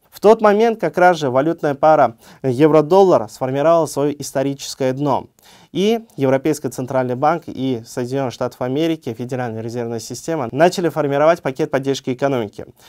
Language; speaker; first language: Russian; non-native, local second language; Uzbek